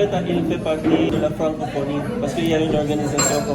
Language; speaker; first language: French; non-native, fluent; Filipino